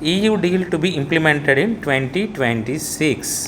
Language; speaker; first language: English; non-native, local second language; Telugu